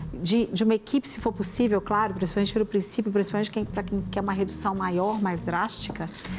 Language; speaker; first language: Portuguese; native; Portuguese